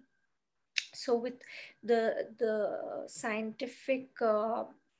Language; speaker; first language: English; non-native, local second language; Bangla